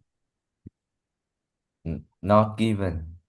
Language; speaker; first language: English; non-native, learner; Vietnamese